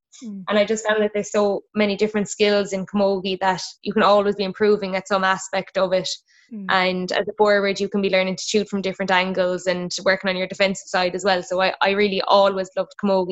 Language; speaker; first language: English; native; English